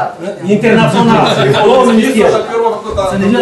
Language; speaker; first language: Romanian; native; Romanian